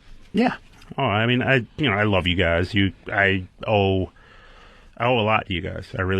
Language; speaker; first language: English; native; English